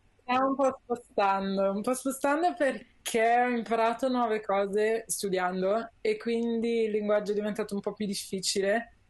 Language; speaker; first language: Italian; native; Italian